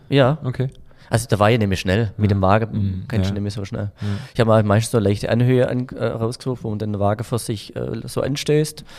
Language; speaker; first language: German; native; German